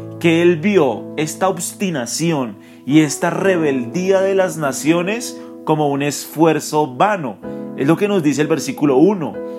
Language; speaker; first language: Spanish; native; Spanish